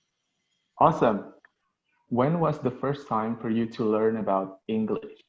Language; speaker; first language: English; non-native, local second language; Indonesian